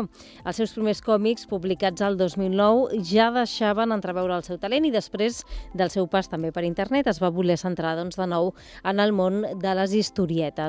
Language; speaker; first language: Catalan; native; Catalan